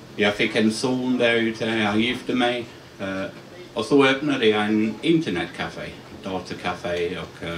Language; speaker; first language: Swedish; non-native, fluent; English